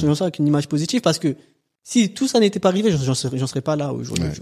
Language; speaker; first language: French; native; French